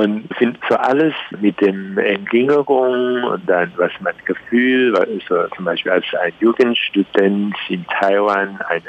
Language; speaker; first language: German; non-native, learner; Chinese